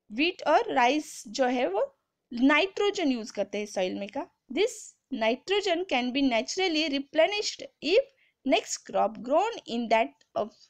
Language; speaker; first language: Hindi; non-native, local second language; Marathi